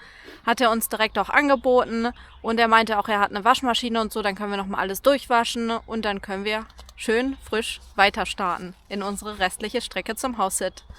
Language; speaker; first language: German; native; German